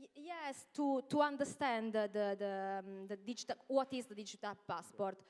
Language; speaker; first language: English; non-native, learner; Italian